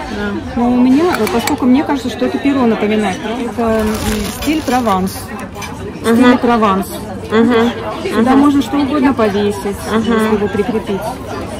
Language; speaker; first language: Russian; native; Russian